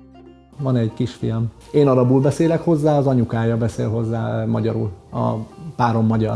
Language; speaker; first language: Hungarian; early bilingual, other home language; Arabic